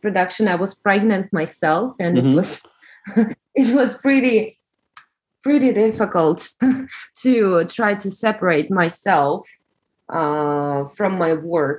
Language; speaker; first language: English; non-native, fluent; Russian